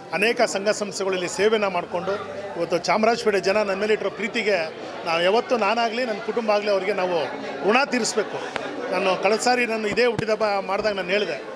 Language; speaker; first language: Kannada; native; Kannada